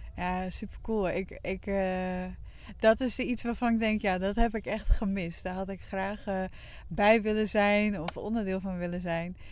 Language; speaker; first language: Dutch; non-native, local second language; Western Frisian